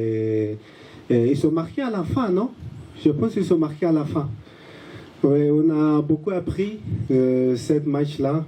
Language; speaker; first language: French; non-native, learner; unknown